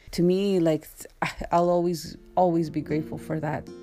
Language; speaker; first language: English; early bilingual, other home language; Spanish